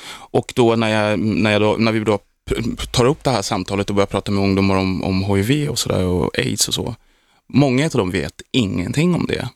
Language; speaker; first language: Swedish; early bilingual, other home language; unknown